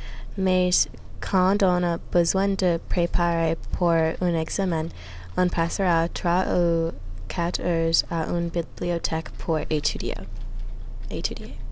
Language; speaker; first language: French; non-native, learner; English